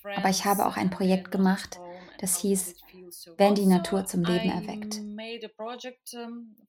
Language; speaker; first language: German; non-native, fluent; Ukrainian